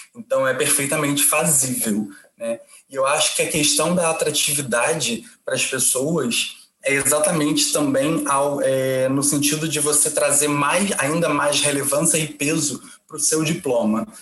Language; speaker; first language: Portuguese; native; Portuguese